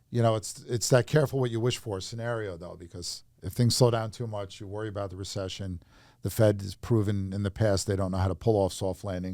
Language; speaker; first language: English; native; English